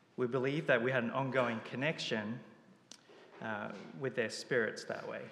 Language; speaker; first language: English; early bilingual, other home language; Japanese